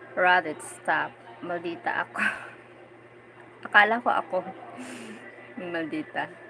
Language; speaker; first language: Filipino; non-native, local second language; Bikol